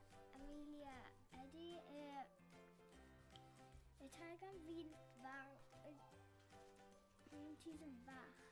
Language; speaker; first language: Welsh; non-native, local second language; English